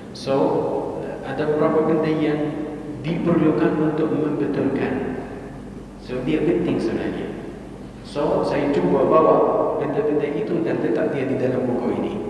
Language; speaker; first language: Malay; non-native, fluent; Arabic